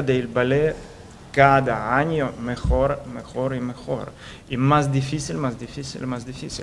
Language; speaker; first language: Spanish; non-native, learner; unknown